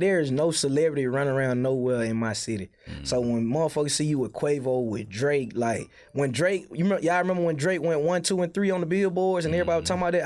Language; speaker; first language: English; native; English